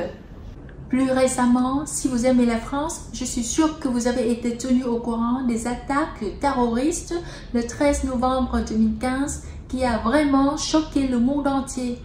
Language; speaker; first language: French; non-native, fluent; Vietnamese